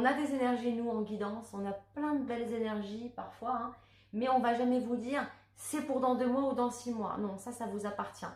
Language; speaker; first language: French; native; French